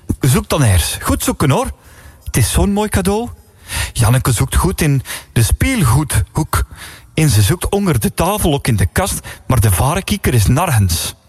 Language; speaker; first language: Dutch; native; Dutch